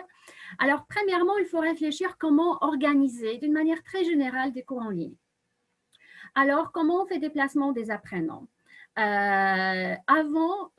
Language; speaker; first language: French; non-native, fluent; Polish